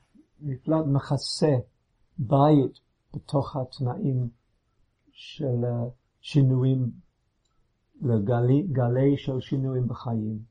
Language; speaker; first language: Hebrew; non-native, fluent; English